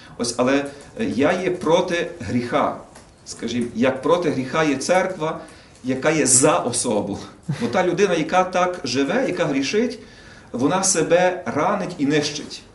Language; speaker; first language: Ukrainian; native; Ukrainian